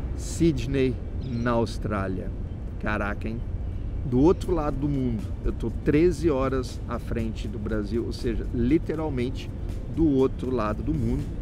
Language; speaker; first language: Portuguese; early bilingual, other home language; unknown